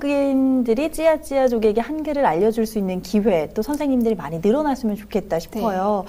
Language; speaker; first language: Korean; native; Korean